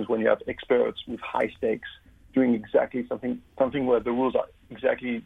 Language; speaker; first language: English; non-native, fluent; French